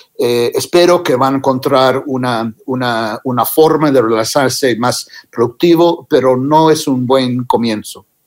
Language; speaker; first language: Spanish; non-native, fluent; English